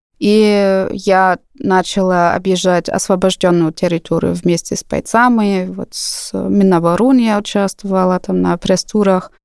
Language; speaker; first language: Russian; non-native, fluent; German